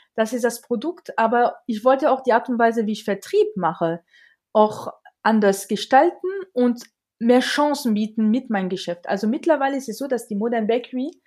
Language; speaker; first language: German; non-native, fluent; French